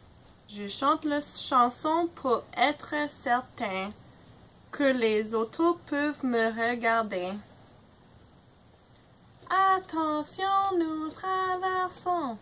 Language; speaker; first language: French; non-native, fluent; English